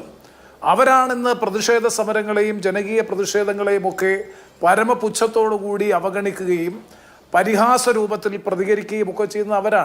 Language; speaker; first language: Malayalam; native; Malayalam